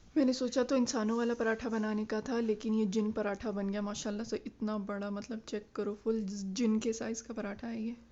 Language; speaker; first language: Urdu; native; Urdu